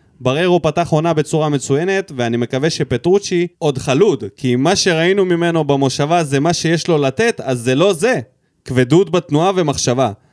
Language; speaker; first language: Hebrew; early bilingual, other home language; Russian